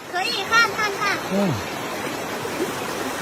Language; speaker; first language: Chinese; non-native, learner; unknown